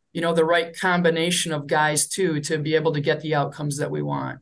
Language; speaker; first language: English; native; English